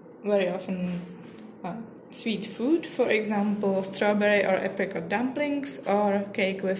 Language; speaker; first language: English; non-native, learner; Czech